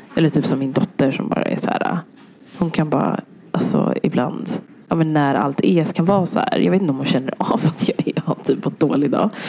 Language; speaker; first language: Swedish; early bilingual, other home language; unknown